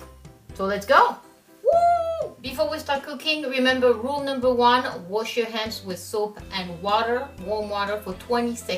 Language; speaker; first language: English; non-native, fluent; French